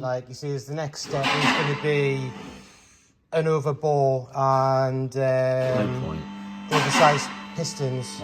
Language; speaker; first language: English; native; English